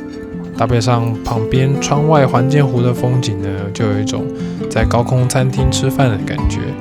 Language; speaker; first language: Chinese; native; Chinese